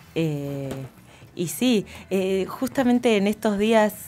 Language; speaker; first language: Spanish; native; Spanish